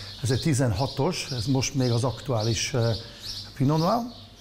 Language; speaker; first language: Hungarian; non-native, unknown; German